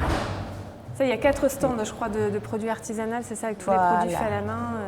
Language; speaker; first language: French; native; French